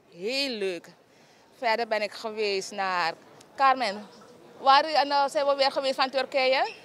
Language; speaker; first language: Dutch; native; Dutch